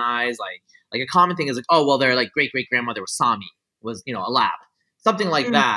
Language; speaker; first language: English; early bilingual, other home language; Bangla